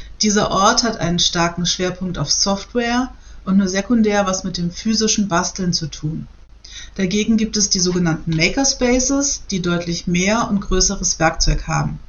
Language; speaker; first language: German; native; German